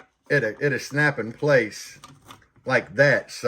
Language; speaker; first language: English; native; English